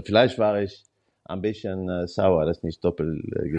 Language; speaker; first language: German; non-native, learner; Swedish